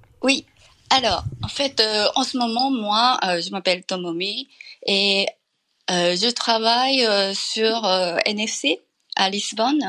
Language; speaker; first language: French; non-native, fluent; Japanese